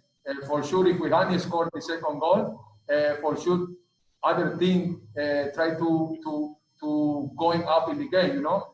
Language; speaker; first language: English; non-native, learner; Spanish